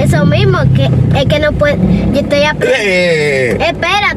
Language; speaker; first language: Spanish; early bilingual, other home language; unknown